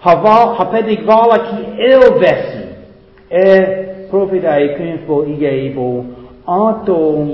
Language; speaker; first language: Hungarian; non-native, fluent; English